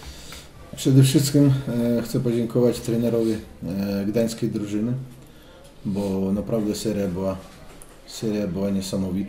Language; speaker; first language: Polish; non-native, fluent; Russian